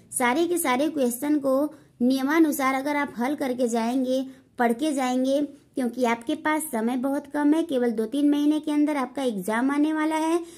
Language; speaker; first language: Hindi; native; Hindi